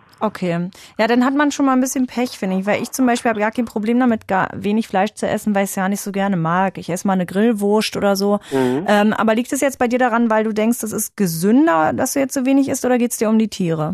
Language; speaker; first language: German; native; German